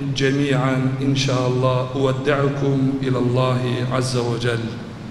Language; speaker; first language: Arabic; non-native, fluent; Turkish